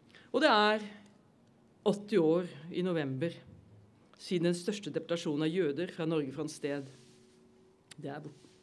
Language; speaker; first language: Norwegian; native; Norwegian